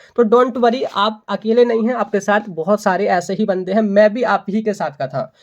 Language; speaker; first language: Hindi; native; Hindi